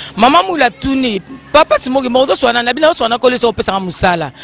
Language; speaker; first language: Lingala; non-native, local second language; Kongo